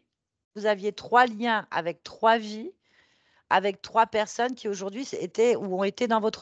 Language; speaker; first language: French; native; French